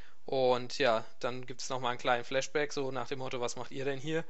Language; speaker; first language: German; native; German